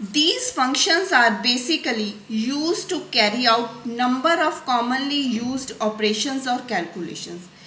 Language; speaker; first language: English; non-native, local second language; Punjabi